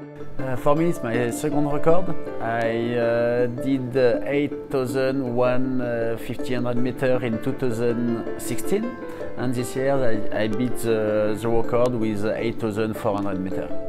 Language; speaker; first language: English; non-native, learner; French